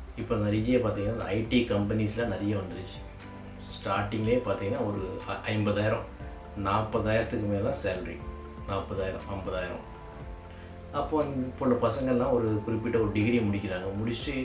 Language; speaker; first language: Tamil; native; Tamil